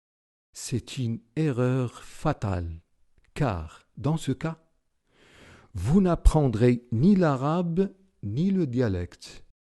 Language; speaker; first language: French; non-native, local second language; Arabic